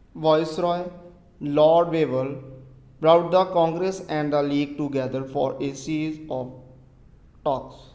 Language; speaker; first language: English; non-native, local second language; Punjabi